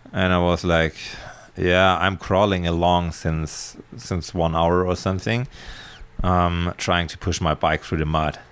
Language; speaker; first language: English; non-native, fluent; German